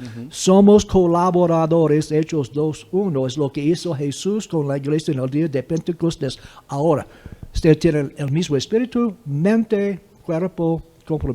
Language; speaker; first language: Spanish; non-native, fluent; English